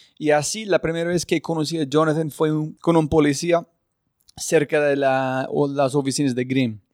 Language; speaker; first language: Spanish; non-native, fluent; English